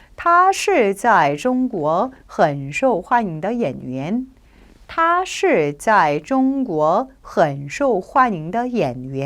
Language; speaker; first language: Chinese; non-native, fluent; Korean